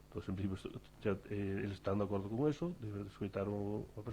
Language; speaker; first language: Spanish; non-native, local second language; Galician